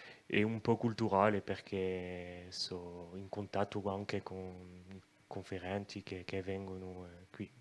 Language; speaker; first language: Italian; non-native, local second language; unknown